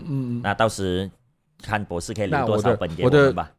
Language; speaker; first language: Chinese; native; Chinese